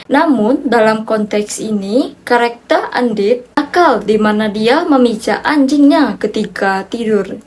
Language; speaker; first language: Malay; non-native, local second language; Iban